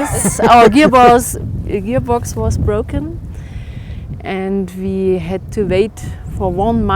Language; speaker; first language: English; non-native, learner; German